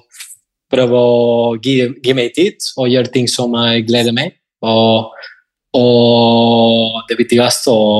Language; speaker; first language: Norwegian; non-native, fluent; Spanish